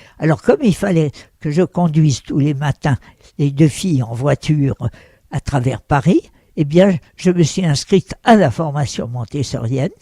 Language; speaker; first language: French; early bilingual, other home language; Russian